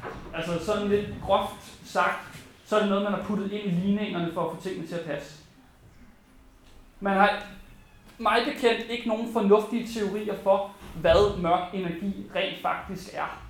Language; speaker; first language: Danish; native; Danish